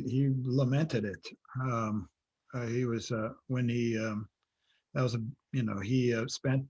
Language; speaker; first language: English; native; English